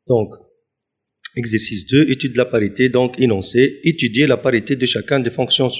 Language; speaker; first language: French; non-native, local second language; Arabic